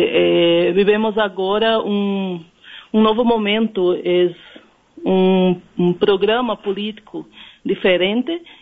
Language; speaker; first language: Spanish; non-native, learner; Portuguese